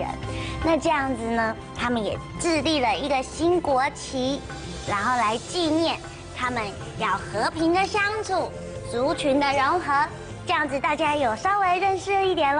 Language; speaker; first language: Chinese; native; Chinese